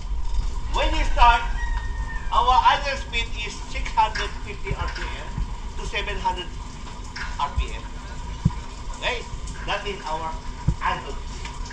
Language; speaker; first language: English; non-native, local second language; Filipino